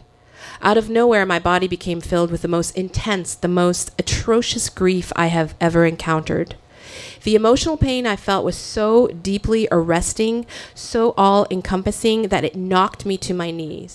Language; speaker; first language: English; early bilingual, other home language; French